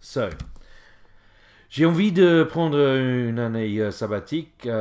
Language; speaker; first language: French; non-native, fluent; English